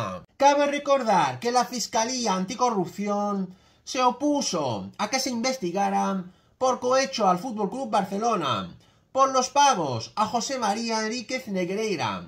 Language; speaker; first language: Spanish; native; Spanish